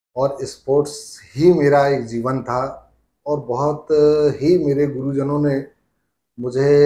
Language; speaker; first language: Hindi; native; Hindi